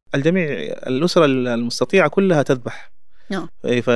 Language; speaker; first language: Arabic; non-native, local second language; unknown